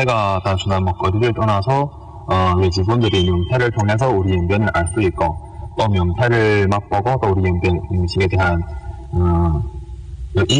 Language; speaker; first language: Korean; early bilingual, heritage; Korean